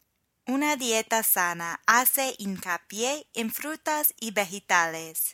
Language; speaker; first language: Spanish; non-native, fluent; English